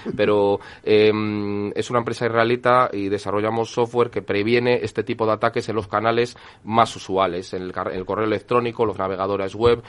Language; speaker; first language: Spanish; native; Spanish